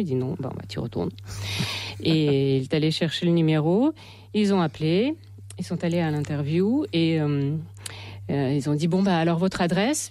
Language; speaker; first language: French; non-native, fluent; Russian